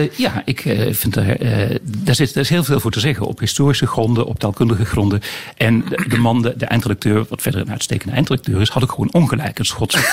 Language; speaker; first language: Dutch; native; Dutch